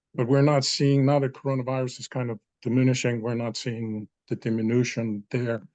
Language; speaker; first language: English; non-native, fluent; Danish